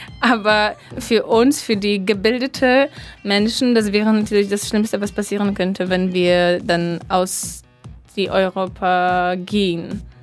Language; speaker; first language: German; non-native, fluent; Polish